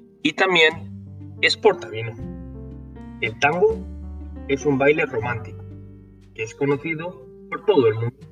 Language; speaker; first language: Spanish; non-native, learner; Norwegian